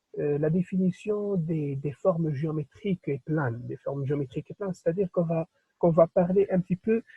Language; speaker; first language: French; non-native, local second language; Arabic